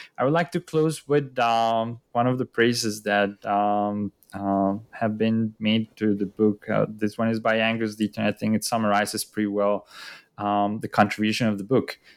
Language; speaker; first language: English; non-native, fluent; Spanish